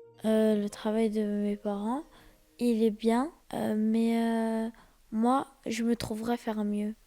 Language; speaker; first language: French; early bilingual, other home language; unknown